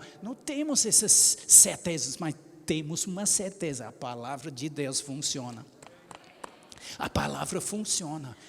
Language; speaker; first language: Portuguese; non-native, fluent; English